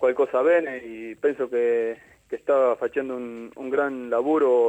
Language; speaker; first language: Italian; non-native, learner; Spanish